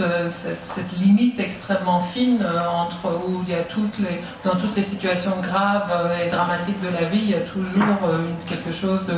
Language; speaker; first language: French; native; French